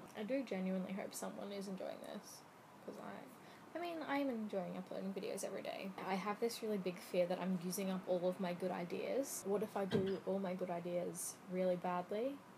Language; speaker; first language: English; native; English